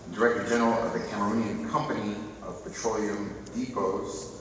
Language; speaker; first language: English; native; English